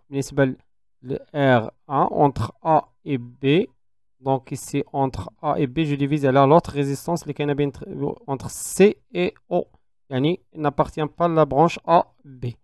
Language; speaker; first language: French; non-native, local second language; Arabic